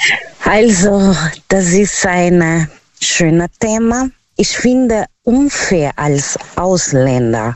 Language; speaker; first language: German; non-native, learner; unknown